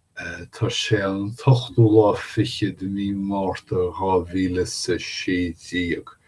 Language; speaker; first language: Irish; non-native, fluent; English